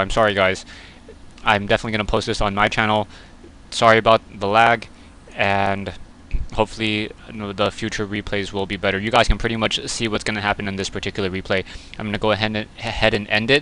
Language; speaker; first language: English; native; English